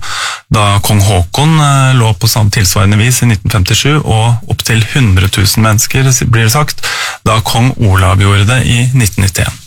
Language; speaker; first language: Norwegian; native; Norwegian